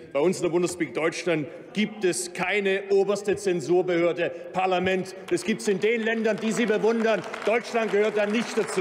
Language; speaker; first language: German; early bilingual, other home language; Turkish